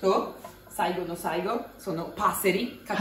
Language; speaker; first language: Japanese; non-native, learner; Italian